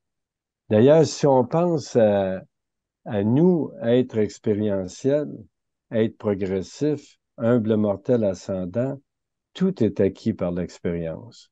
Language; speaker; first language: French; native; French